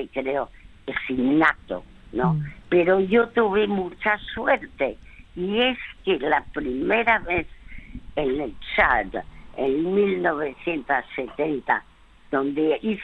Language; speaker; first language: Spanish; early bilingual, other home language; French